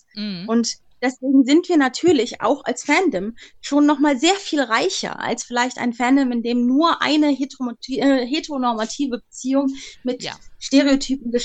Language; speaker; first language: German; native; German